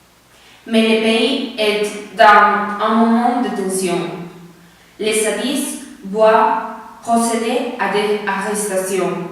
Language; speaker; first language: French; non-native, learner; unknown